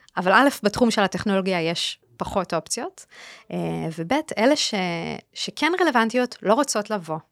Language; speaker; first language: Hebrew; native; Hebrew